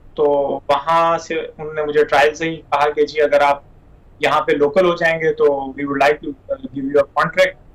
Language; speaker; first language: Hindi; non-native, local second language; Punjabi